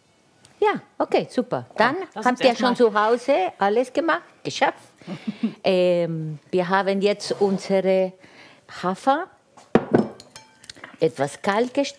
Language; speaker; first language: German; non-native, fluent; Italian